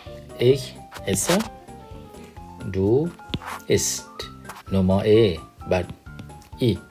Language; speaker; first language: German; non-native, fluent; Thai